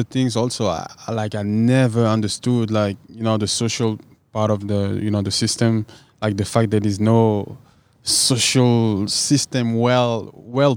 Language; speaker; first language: English; non-native, fluent; French